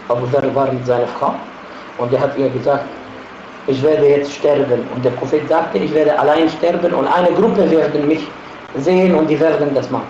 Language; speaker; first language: German; non-native, fluent; Arabic